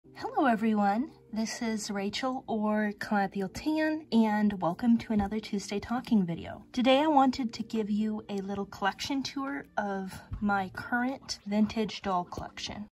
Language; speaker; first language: English; native; English